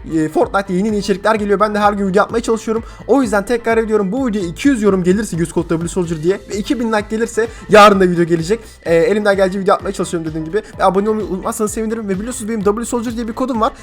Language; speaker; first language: Turkish; native; Turkish